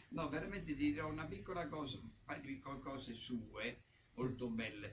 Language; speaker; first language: Italian; native; Italian